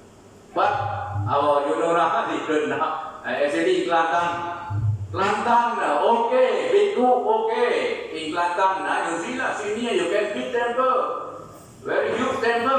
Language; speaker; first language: English; non-native, learner; Thai